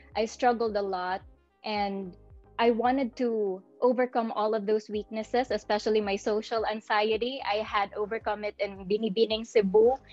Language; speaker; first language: English; non-native, local second language; Cebuano